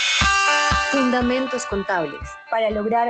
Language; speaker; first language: Spanish; native; Spanish